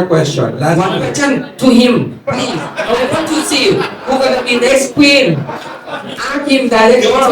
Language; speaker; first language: English; non-native, learner; Thai